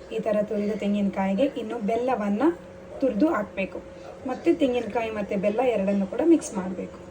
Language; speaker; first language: Kannada; non-native, local second language; Tulu